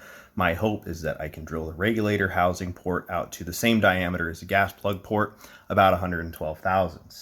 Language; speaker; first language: English; native; English